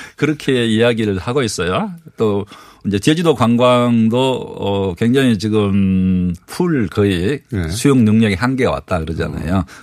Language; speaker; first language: Korean; native; Korean